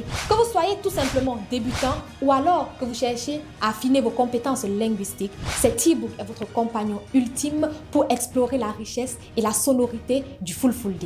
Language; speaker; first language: French; non-native, local second language; Fula